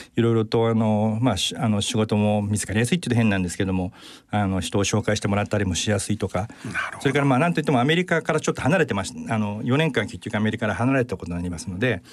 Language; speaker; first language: Japanese; native; Japanese